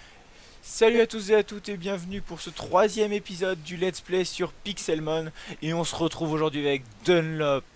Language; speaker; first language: French; native; French